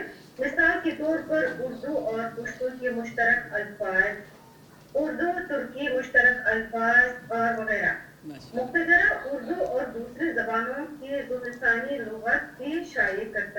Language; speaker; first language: Hindi; non-native, fluent; Uzbek